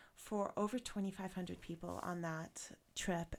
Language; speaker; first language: English; native; English